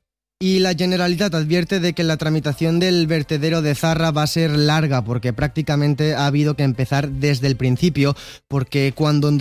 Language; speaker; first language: Spanish; native; Spanish